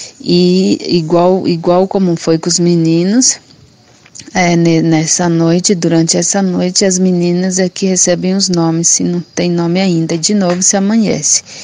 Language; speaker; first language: Portuguese; non-native, local second language; Guarani